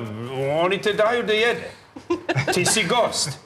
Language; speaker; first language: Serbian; non-native, learner; English